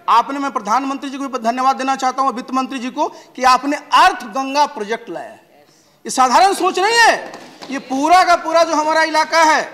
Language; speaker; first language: Hindi; native; Hindi